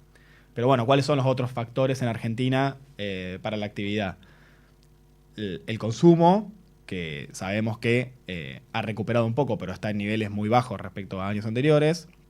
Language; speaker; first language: Spanish; native; Spanish